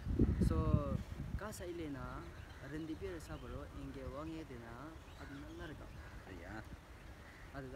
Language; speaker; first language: Tamil; non-native, learner; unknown